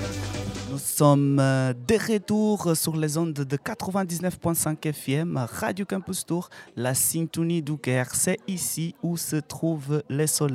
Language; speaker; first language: French; non-native, fluent; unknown